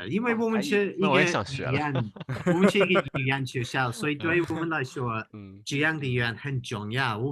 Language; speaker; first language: Chinese; non-native, fluent; English